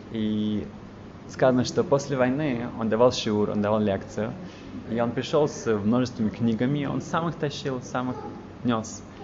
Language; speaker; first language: Russian; early bilingual, heritage; Russian